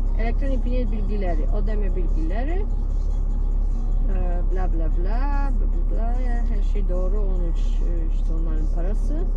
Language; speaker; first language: Turkish; non-native, learner; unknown